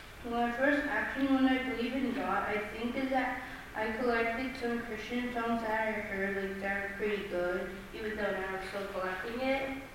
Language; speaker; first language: English; non-native, fluent; Chinese